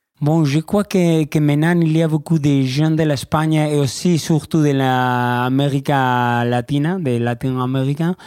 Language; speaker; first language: French; non-native, learner; Spanish